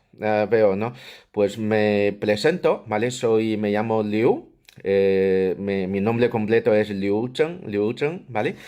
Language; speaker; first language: Spanish; non-native, fluent; Chinese